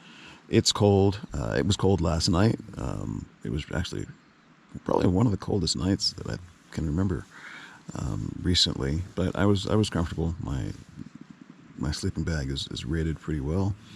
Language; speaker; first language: English; native; English